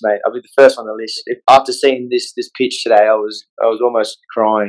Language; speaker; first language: English; native; English